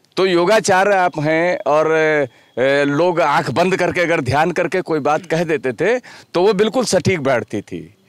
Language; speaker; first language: Hindi; native; Hindi